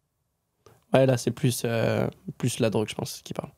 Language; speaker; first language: French; native; French